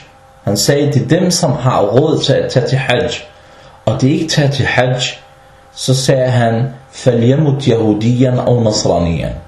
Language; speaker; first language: Danish; early bilingual, other home language; Arabic